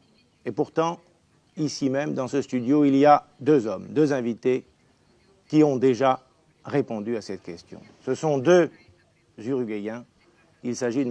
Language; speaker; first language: French; native; French